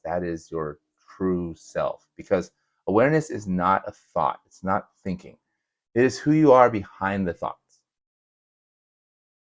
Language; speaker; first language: English; native; English